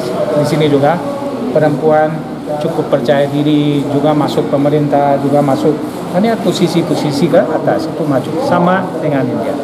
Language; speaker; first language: Indonesian; non-native, fluent; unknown